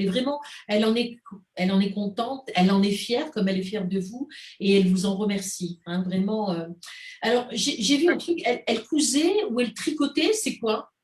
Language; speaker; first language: French; native; French